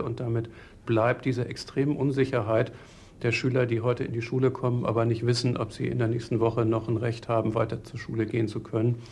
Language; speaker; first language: German; native; German